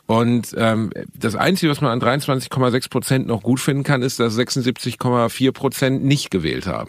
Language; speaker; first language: German; early bilingual, other home language; Turkish